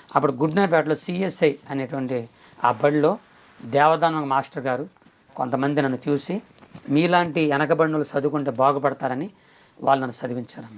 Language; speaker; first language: Telugu; non-native, local second language; Koya